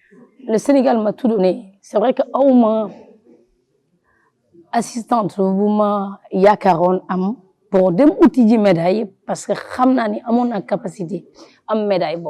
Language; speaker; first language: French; non-native, local second language; Wolof